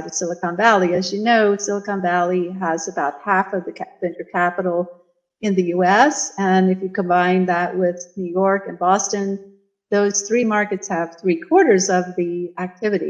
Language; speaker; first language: English; native; English